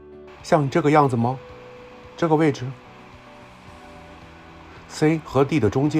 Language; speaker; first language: Chinese; native; Chinese